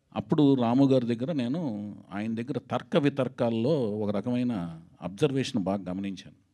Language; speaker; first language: Telugu; native; Telugu